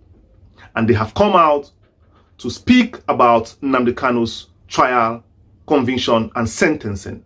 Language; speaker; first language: English; non-native, local second language; Igbo